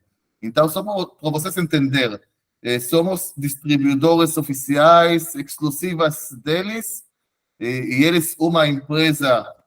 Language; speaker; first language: Portuguese; non-native, fluent; Hebrew